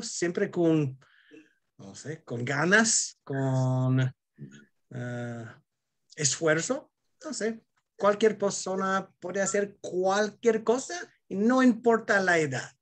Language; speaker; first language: Spanish; non-native, fluent; English